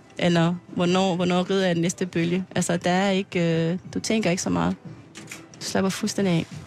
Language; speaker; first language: Danish; non-native, fluent; French